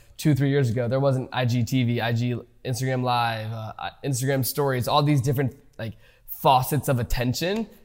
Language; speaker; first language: English; native; English